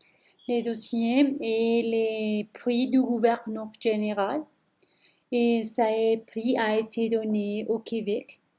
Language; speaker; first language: French; non-native, learner; Spanish